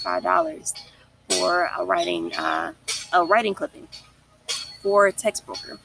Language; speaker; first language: English; native; English